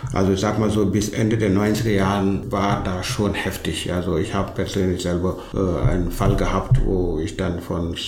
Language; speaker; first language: German; non-native, fluent; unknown